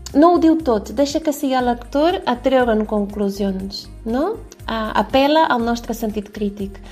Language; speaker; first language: Catalan; non-native, fluent; Portuguese